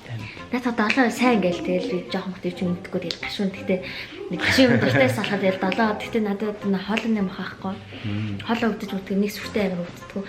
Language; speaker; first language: Mongolian; native; Mongolian